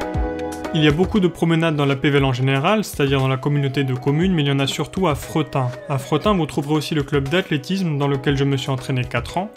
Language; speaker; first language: French; native; French